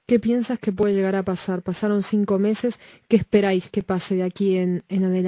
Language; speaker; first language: Spanish; native; Spanish